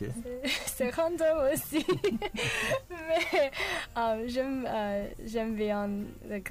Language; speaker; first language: French; non-native, learner; English